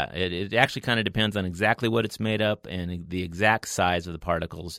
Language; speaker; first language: English; native; English